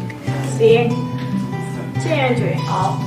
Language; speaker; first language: Chinese; non-native, learner; Indonesian